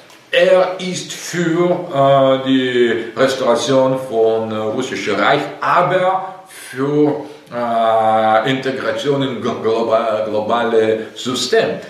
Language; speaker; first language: German; non-native, learner; Russian